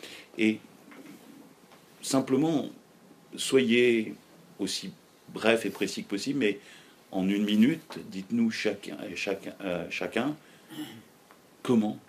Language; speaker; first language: French; native; French